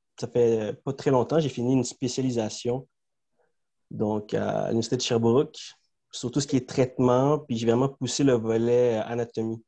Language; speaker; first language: French; early bilingual, other home language; Spanish